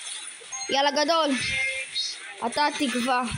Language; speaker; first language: Hebrew; native; Hebrew